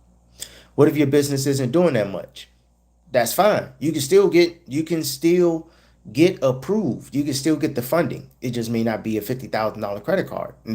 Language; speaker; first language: English; native; English